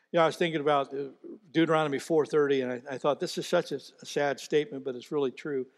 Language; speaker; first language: English; native; English